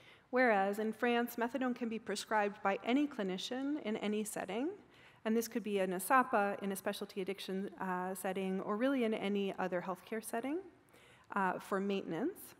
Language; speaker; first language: English; native; English